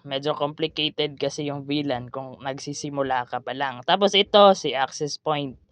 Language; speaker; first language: Filipino; non-native, local second language; Cebuano